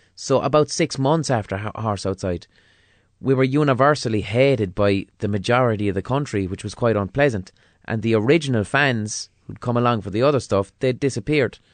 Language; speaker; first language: English; native; English